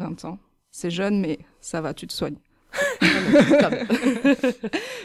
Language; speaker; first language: French; native; French